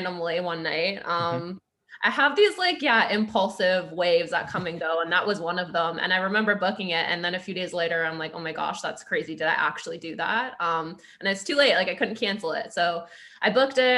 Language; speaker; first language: English; native; English